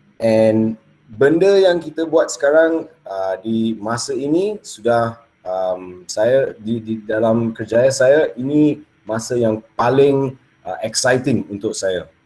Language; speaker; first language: Malay; non-native, local second language; English